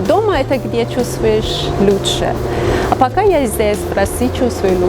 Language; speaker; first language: Russian; non-native, fluent; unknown